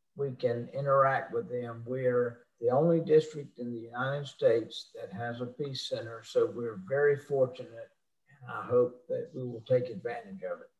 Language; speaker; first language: English; native; English